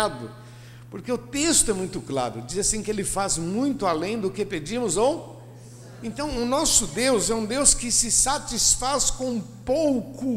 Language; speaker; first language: Portuguese; native; Portuguese